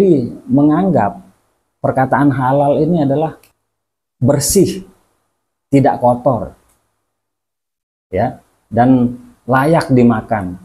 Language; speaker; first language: Indonesian; native; Indonesian